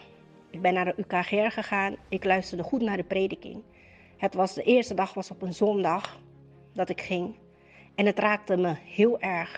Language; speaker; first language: Dutch; native; Dutch